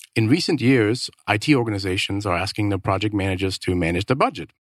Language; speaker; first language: English; non-native, fluent; Danish